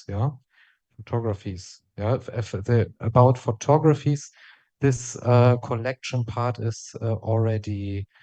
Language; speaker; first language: English; non-native, fluent; German